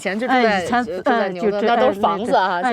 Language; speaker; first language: Chinese; native; Chinese